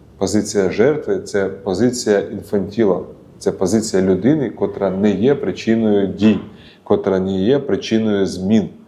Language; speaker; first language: Ukrainian; non-native, local second language; Russian